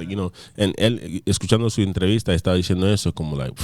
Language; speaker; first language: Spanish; early bilingual, other home language; English